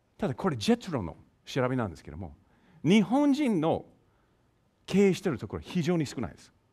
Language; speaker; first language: Japanese; non-native, fluent; English